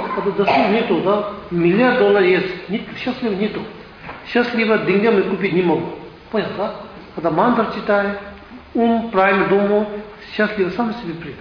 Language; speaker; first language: Russian; non-native, learner; Tibetan